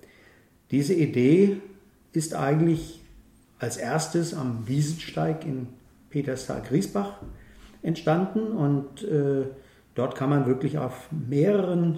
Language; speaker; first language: German; native; German